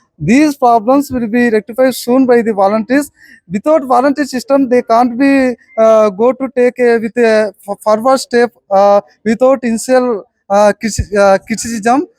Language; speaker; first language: English; non-native, local second language; Telugu